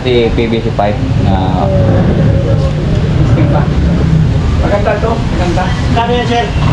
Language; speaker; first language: Filipino; non-native, local second language; Bikol